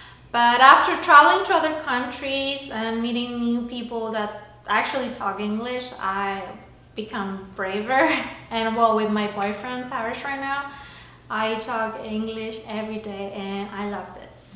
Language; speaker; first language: English; non-native, fluent; Spanish